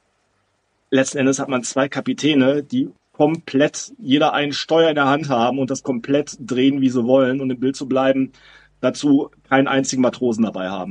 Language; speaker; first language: German; native; German